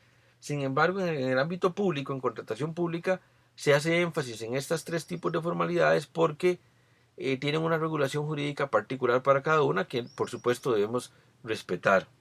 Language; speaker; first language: Spanish; native; Spanish